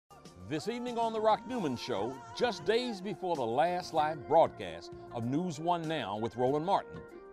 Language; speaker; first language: English; native; English